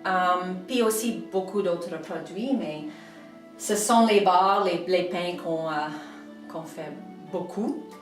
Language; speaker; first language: French; non-native, local second language; English